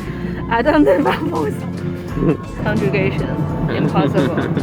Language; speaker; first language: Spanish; non-native, learner; Chinese